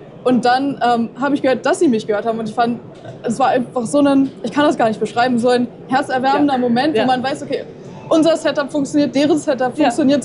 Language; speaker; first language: German; native; German